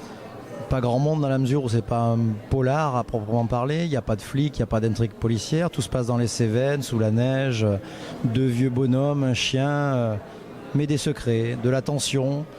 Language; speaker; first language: French; native; French